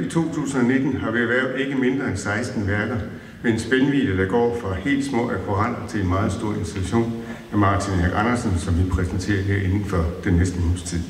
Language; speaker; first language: Danish; native; Danish